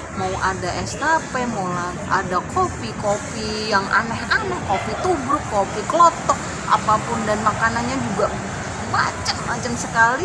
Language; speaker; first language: Indonesian; native; Indonesian